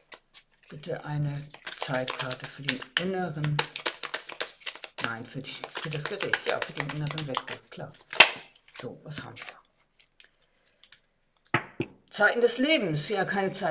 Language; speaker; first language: German; native; German